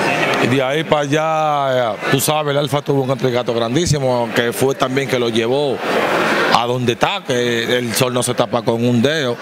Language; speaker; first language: Spanish; native; Spanish